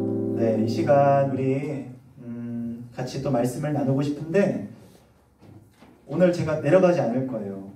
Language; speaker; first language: Korean; native; Korean